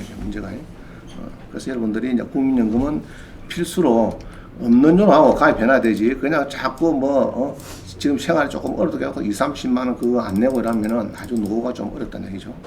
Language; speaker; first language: Korean; native; Korean